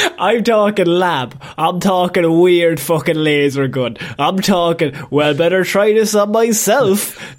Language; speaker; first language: English; native; English